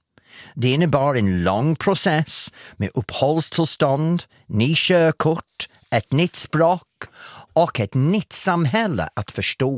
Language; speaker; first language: Swedish; non-native, fluent; English